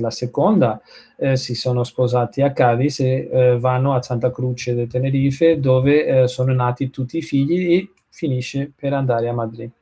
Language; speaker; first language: Italian; non-native, learner; Spanish